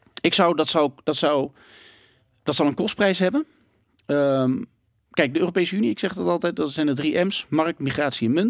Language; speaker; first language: Dutch; native; Dutch